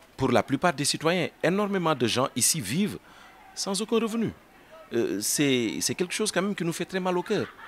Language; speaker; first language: French; non-native, local second language; Fula